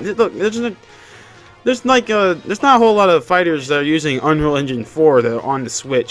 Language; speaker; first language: English; native; English